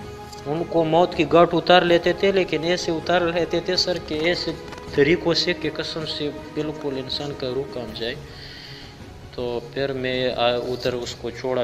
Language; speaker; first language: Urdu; non-native, local second language; Pashto